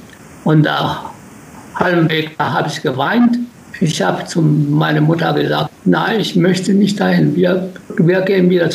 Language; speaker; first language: German; non-native, learner; Japanese